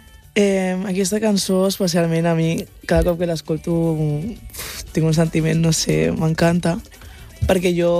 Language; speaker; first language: Catalan; early bilingual, other home language; Wolof